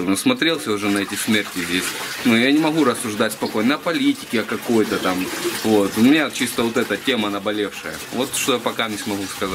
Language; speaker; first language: Russian; native; Russian